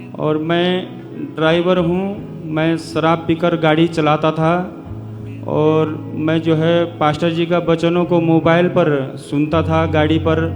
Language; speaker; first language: Hindi; early bilingual, other home language; Nepali